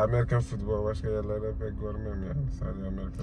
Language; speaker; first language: Turkish; non-native, fluent; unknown